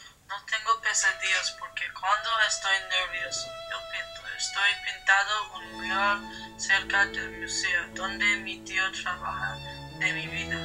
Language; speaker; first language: Spanish; non-native, learner; English